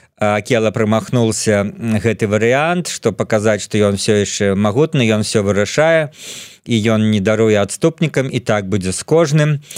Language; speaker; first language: Belarusian; non-native, local second language; Russian